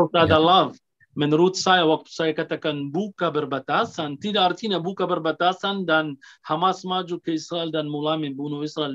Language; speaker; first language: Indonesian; non-native, fluent; Arabic